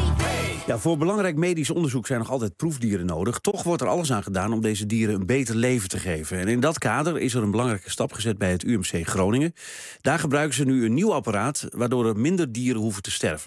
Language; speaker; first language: Dutch; native; Dutch